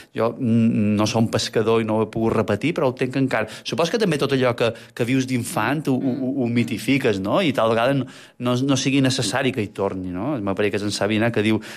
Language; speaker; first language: Catalan; native; Catalan